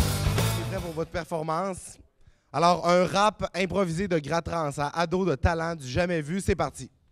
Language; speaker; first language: French; native; French